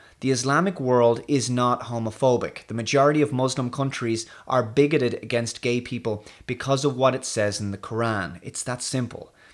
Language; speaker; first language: English; native; English